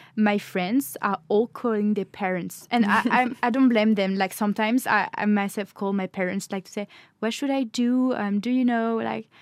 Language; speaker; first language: English; non-native, fluent; French